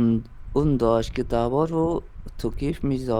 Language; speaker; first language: Persian; non-native, learner; Urdu